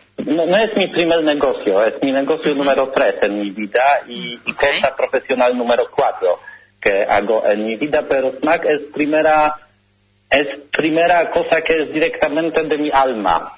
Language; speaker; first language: Spanish; non-native, learner; Polish